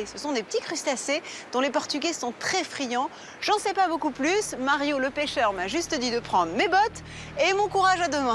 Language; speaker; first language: French; native; French